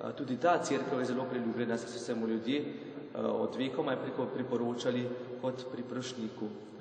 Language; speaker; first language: Slovenian; native; Slovenian